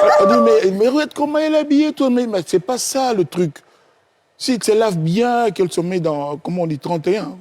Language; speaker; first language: French; non-native, local second language; Lingala